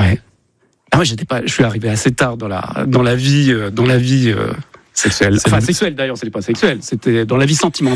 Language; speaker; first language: French; native; French